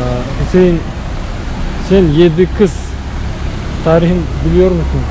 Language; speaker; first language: Turkish; non-native, learner; Bashkir